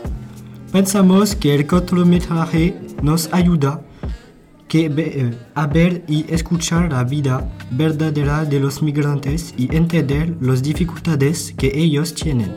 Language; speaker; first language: Spanish; non-native, learner; French